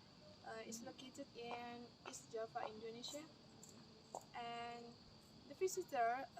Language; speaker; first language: English; non-native, learner; Indonesian